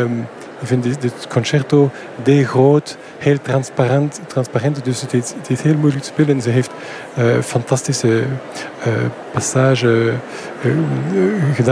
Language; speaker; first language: Dutch; non-native, fluent; French